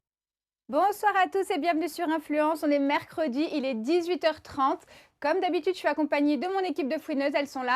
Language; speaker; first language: French; native; French